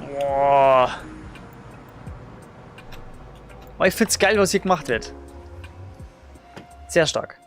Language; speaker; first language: German; native; German